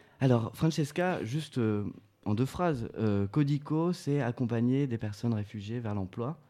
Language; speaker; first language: French; native; French